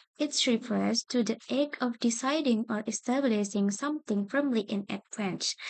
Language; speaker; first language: English; non-native, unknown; Indonesian